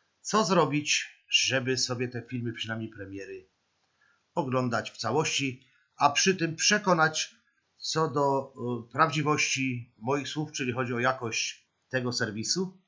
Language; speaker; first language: Polish; native; Polish